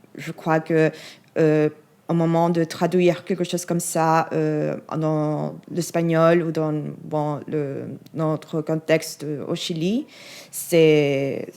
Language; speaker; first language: French; non-native, fluent; Spanish